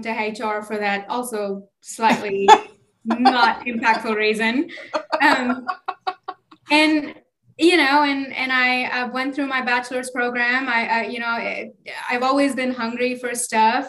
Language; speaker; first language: English; non-native, local second language; Kannada